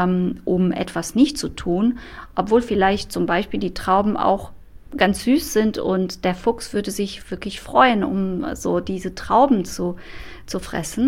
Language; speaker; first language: German; non-native, fluent; Romanian